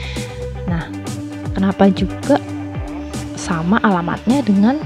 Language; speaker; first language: Indonesian; native; Indonesian